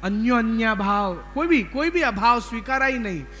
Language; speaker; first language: Hindi; non-native, local second language; Gujarati